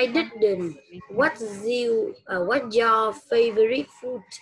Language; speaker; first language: English; non-native, learner; Vietnamese